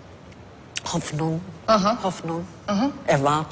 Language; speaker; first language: German; non-native, fluent; English